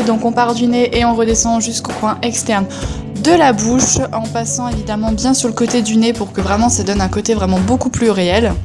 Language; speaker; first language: French; native; French